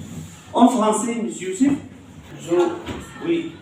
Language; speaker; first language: French; non-native, fluent; Arabic